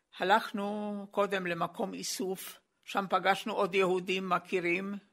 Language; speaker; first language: Hebrew; non-native, fluent; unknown